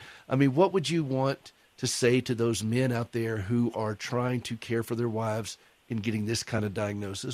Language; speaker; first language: English; native; English